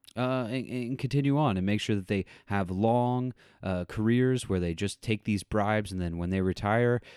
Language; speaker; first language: English; native; English